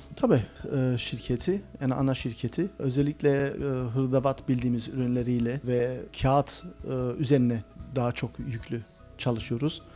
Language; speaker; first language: Turkish; early bilingual, heritage; Turkish